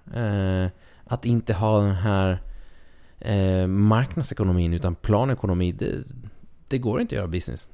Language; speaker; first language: Swedish; early bilingual, other home language; Spanish